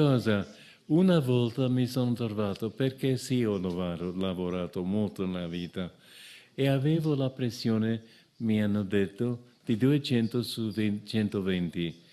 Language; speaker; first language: Italian; non-native, fluent; English